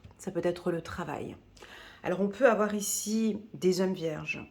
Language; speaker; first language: French; native; French